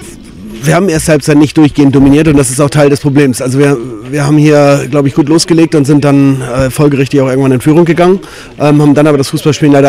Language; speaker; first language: German; native; German